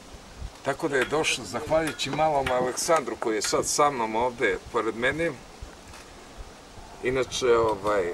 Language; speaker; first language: Serbian; native; Serbian